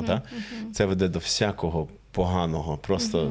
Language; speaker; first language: Ukrainian; non-native, fluent; English